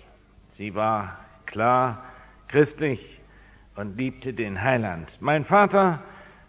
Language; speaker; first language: German; non-native, fluent; English